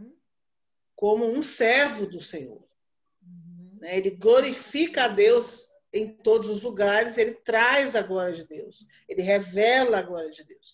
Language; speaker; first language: Portuguese; native; Portuguese